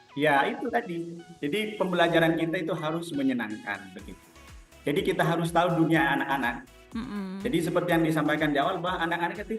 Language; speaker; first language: Indonesian; non-native, local second language; Madurese